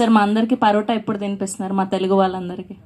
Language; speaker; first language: Telugu; native; Telugu